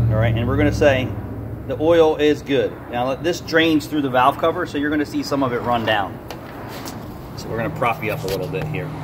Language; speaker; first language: English; native; English